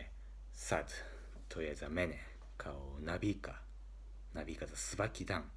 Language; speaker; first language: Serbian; non-native, learner; Japanese